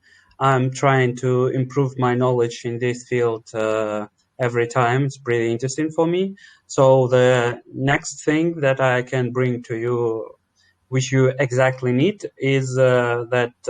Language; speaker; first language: English; non-native, learner; Russian